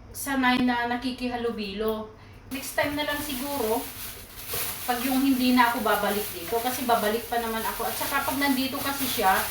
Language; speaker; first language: Filipino; non-native, local second language; Iloko